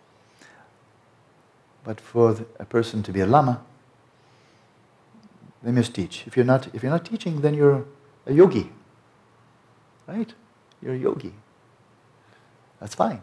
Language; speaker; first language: English; native; English